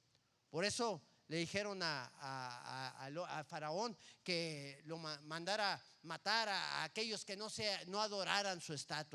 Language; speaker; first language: Spanish; native; Spanish